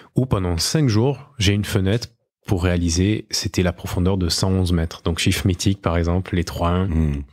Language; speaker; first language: French; native; French